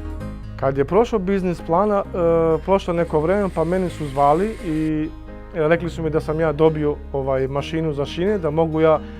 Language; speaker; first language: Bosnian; non-native, local second language; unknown